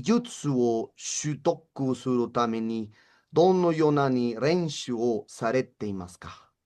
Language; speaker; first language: Japanese; non-native, learner; Spanish